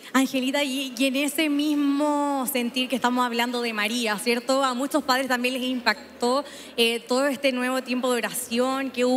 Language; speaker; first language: Spanish; native; Spanish